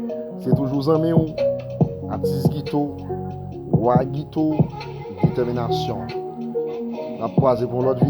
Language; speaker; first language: French; non-native, learner; Haitian Creole